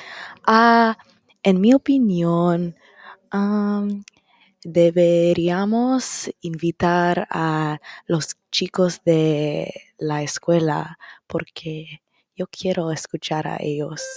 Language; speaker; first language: Spanish; non-native, learner; English